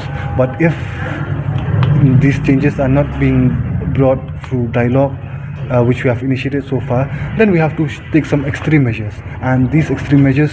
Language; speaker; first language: English; non-native, local second language; Khasi